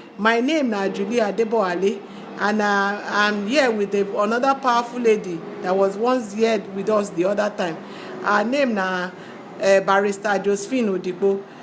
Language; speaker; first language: Nigerian Pidgin; non-native, local second language; Yoruba